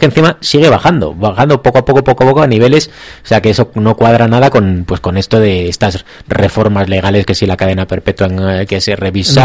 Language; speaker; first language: Spanish; native; Spanish